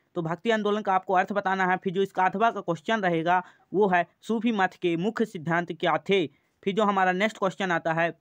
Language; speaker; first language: Hindi; native; Hindi